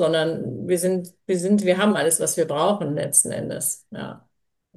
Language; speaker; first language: German; native; German